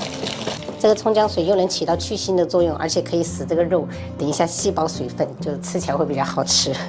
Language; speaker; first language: Chinese; native; Chinese